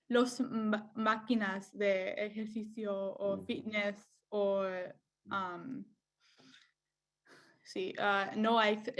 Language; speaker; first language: Spanish; non-native, learner; English